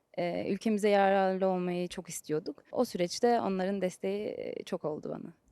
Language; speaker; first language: Turkish; early bilingual, heritage; Turkish